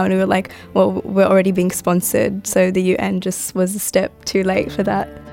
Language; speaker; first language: English; early bilingual, other home language; Arabic